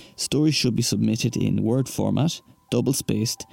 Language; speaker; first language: English; native; English